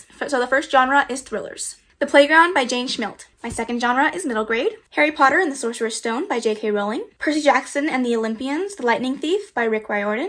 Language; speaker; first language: English; native; English